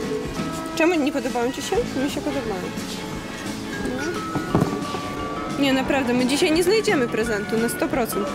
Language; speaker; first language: Polish; native; Polish